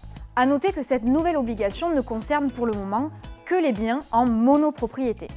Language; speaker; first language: French; native; French